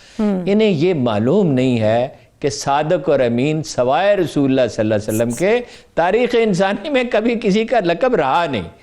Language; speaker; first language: Urdu; non-native, local second language; Punjabi